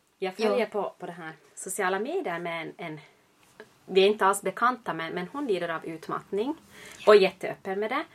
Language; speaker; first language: Swedish; native; Swedish